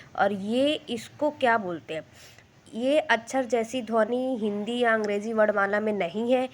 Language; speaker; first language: Hindi; native; Hindi